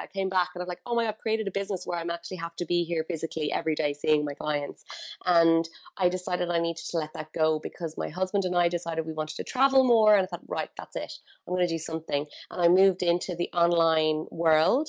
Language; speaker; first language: English; native; English